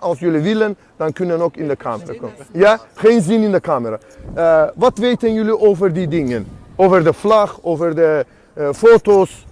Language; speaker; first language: Dutch; non-native, fluent; Azerbaijani